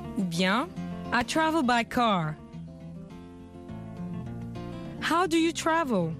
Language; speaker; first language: English; non-native, fluent; French